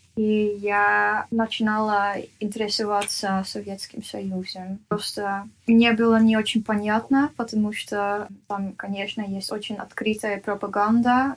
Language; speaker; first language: Russian; non-native, fluent; Dutch